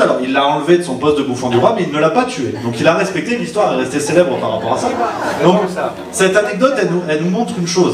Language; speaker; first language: French; native; French